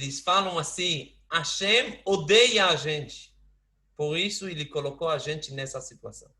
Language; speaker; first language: Portuguese; non-native, fluent; Hebrew